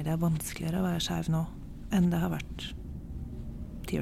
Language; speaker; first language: Norwegian; non-native, fluent; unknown